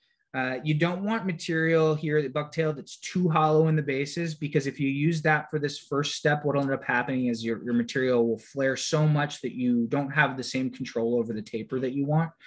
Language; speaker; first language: English; native; English